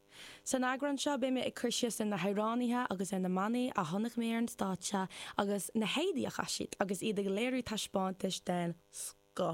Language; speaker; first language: Irish; non-native, local second language; English